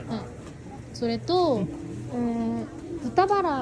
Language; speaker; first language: Japanese; non-native, learner; Korean